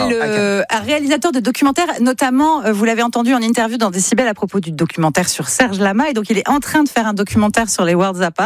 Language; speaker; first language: French; native; French